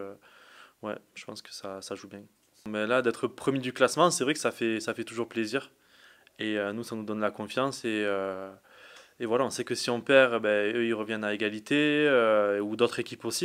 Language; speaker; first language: French; native; French